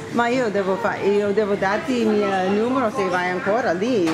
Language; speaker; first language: Italian; non-native, learner; English